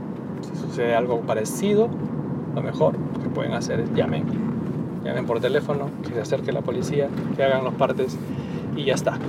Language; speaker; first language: Spanish; native; Spanish